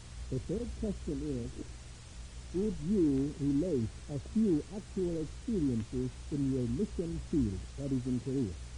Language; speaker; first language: English; non-native, fluent; Korean